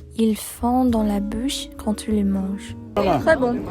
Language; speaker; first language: French; non-native, learner; Spanish